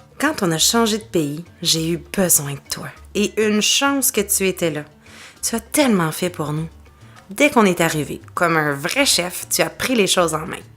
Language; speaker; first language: French; native; French